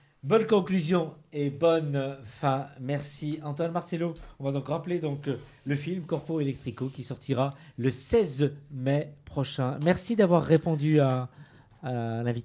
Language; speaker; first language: French; native; French